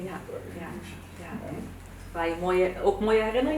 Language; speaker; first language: Dutch; early bilingual, other home language; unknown